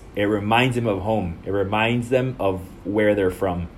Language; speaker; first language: English; non-native, fluent; Spanish